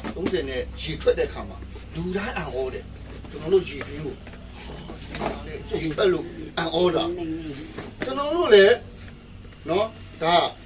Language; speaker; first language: Burmese; non-native, local second language; Kachin